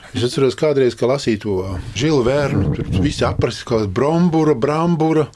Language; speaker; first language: Latvian; native; Latvian